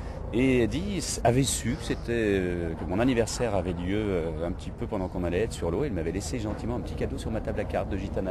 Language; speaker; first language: French; native; French